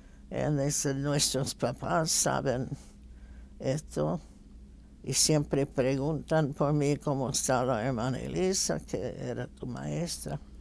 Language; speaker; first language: Spanish; non-native, fluent; English